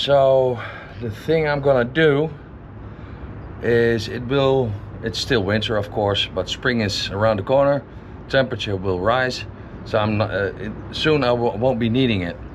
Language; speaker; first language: English; non-native, fluent; Dutch